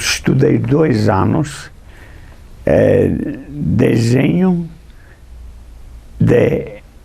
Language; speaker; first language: Portuguese; non-native, fluent; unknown